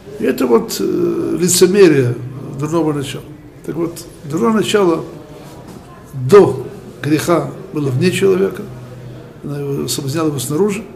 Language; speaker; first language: Russian; early bilingual, heritage; Russian